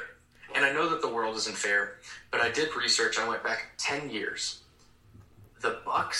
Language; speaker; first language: English; native; English